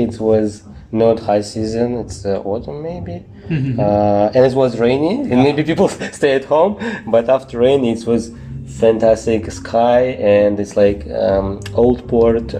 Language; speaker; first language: English; non-native, learner; Russian